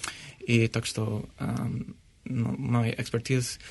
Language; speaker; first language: Russian; non-native, fluent; English